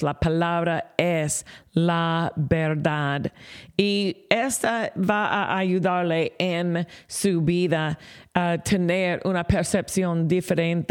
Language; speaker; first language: Spanish; non-native, fluent; English